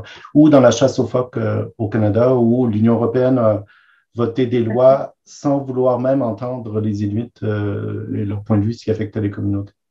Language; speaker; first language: French; native; French